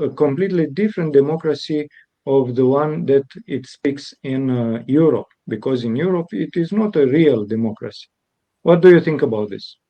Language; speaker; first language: English; non-native, fluent; Romanian